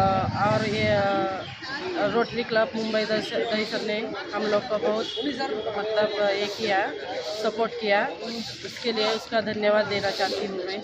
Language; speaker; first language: Hindi; non-native, local second language; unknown